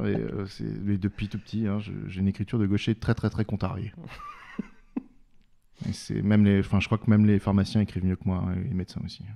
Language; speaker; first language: French; native; French